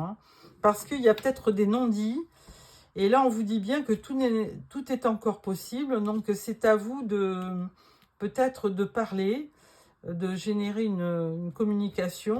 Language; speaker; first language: French; native; French